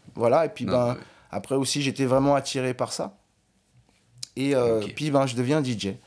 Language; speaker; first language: French; native; French